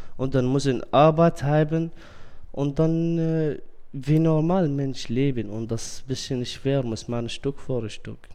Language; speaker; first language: German; non-native, learner; Arabic